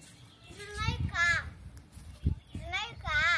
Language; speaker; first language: Lithuanian; early bilingual, heritage; Lithuanian